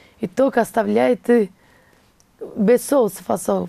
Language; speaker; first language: Russian; non-native, learner; Portuguese